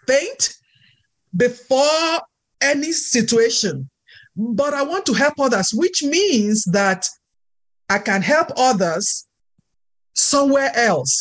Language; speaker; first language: English; non-native, local second language; Yoruba